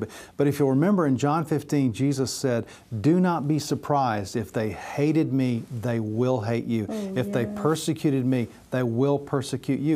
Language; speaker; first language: English; native; English